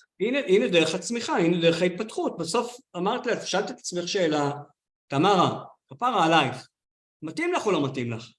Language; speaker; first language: Hebrew; native; Hebrew